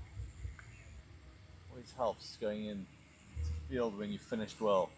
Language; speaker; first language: English; native; English